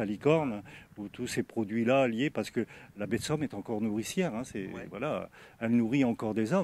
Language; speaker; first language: French; native; French